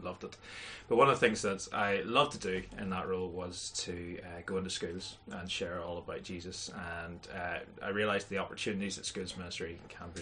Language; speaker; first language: English; native; English